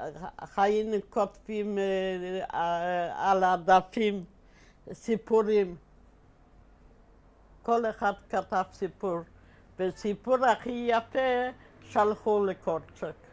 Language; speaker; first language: Hebrew; non-native, fluent; Polish